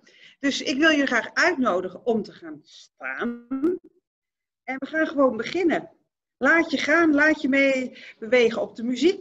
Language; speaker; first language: Dutch; native; Dutch